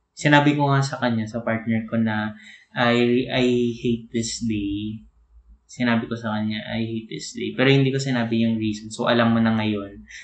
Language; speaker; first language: Filipino; native; Filipino